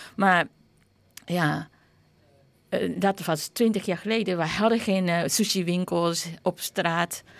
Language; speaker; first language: Dutch; non-native, fluent; Japanese